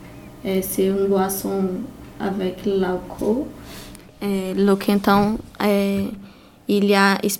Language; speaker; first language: French; non-native, learner; Portuguese